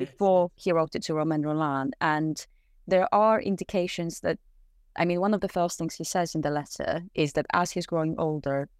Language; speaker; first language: English; non-native, fluent; Greek